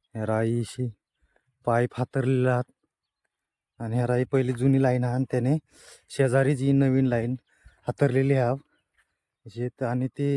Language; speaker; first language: Marathi; non-native, local second language; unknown